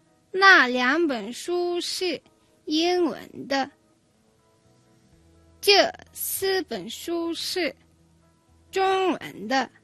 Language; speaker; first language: Chinese; non-native, fluent; Mongolian